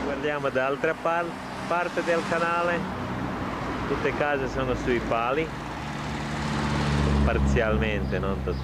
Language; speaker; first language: Italian; non-native, learner; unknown